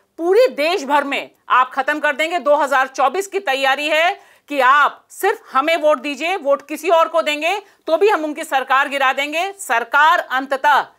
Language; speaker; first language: Hindi; native; Hindi